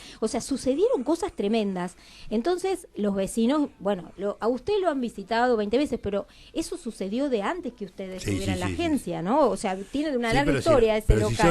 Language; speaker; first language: Spanish; native; Spanish